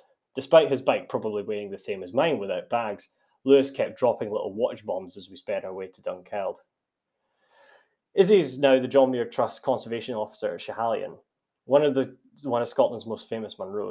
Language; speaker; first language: English; native; English